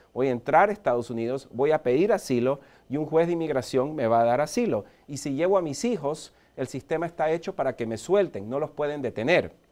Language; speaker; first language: Spanish; early bilingual, heritage; Spanish